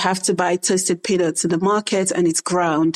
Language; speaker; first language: English; non-native, local second language; Krio